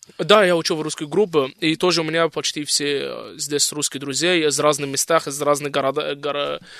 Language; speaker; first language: Russian; non-native, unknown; Arabic